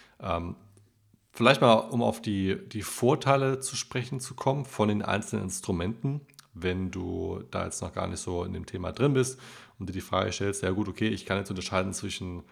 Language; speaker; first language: German; native; German